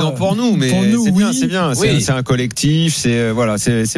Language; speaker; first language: French; native; French